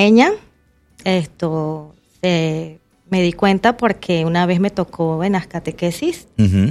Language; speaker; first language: Spanish; native; Spanish